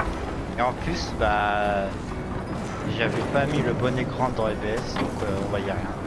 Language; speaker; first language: French; native; French